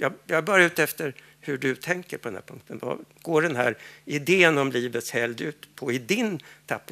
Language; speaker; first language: Swedish; native; Swedish